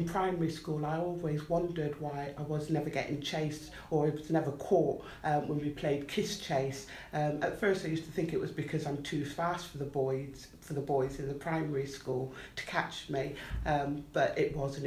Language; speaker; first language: English; native; English